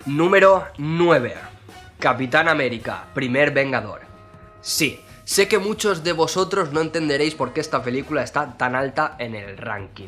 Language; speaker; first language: Spanish; native; Spanish